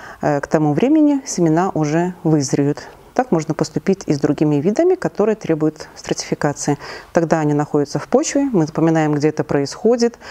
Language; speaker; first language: Russian; native; Russian